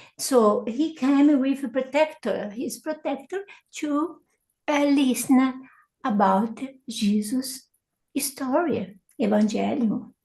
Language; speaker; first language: English; non-native, learner; Portuguese